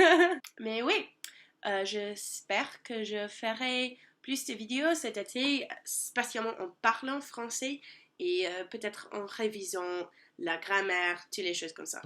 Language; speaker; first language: French; non-native, learner; English